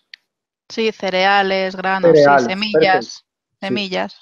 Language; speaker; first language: Spanish; native; Spanish